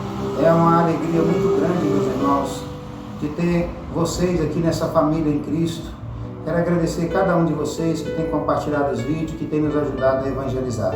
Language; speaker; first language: Portuguese; native; Portuguese